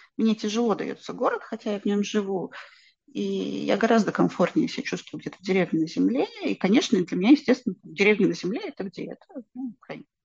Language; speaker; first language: Russian; non-native, local second language; Ukrainian